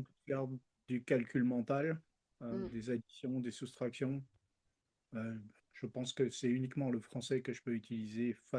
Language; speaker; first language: French; early bilingual, other home language; Spanish